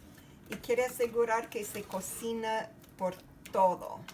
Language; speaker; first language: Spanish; non-native, learner; English